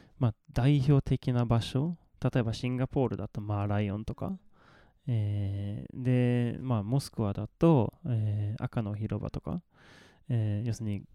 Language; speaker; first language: Japanese; non-native, fluent; Swedish